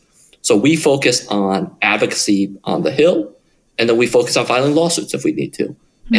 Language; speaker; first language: English; native; English